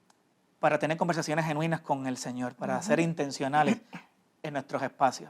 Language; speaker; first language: Spanish; native; Spanish